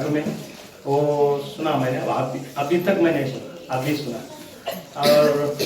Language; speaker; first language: Hindi; non-native, local second language; Telugu